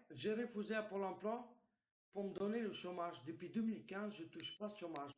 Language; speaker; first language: French; non-native, fluent; Romanian